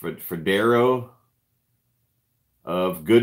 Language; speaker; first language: English; native; English